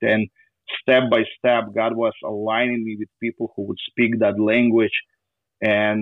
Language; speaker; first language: English; non-native, fluent; Ukrainian